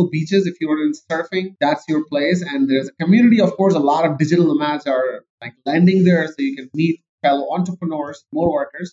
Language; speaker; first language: English; non-native, local second language; Urdu